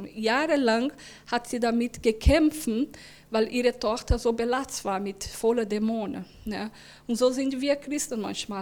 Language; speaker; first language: German; non-native, learner; Portuguese